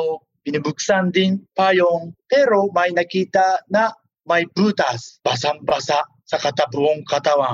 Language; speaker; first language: Filipino; non-native, learner; Japanese